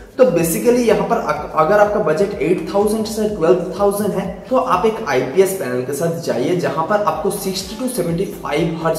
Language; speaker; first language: Hindi; non-native, local second language; Bangla